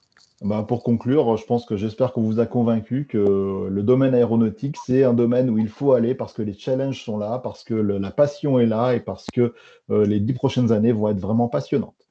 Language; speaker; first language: French; native; French